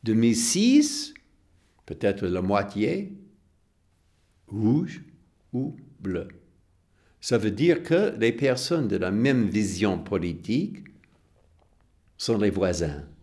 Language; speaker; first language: French; non-native, fluent; English